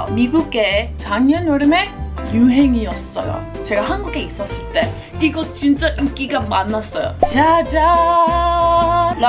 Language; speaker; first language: Korean; non-native, fluent; English